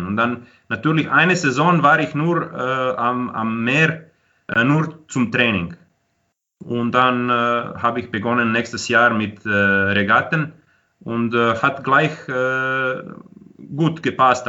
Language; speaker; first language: German; non-native, fluent; Croatian